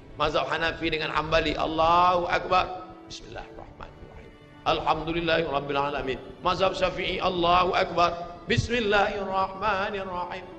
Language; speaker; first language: Malay; native; Malay